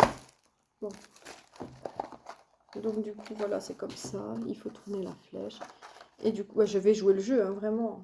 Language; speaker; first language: French; native; French